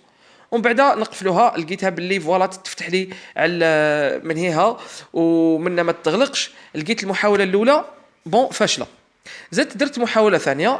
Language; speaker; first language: Arabic; native; Arabic